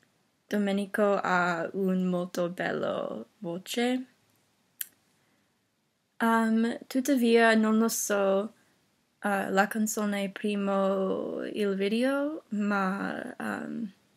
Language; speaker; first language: Italian; non-native, learner; English